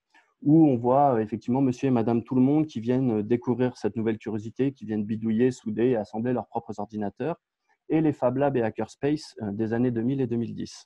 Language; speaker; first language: French; native; French